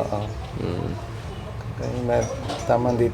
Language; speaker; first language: Filipino; non-native, learner; Punjabi